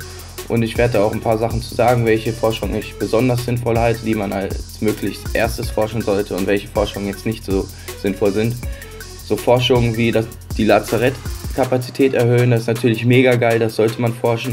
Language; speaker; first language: German; native; German